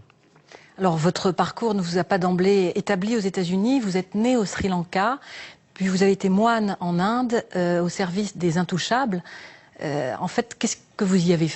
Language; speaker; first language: French; native; French